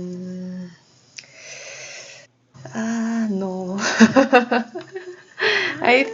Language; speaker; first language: English; non-native, learner; Korean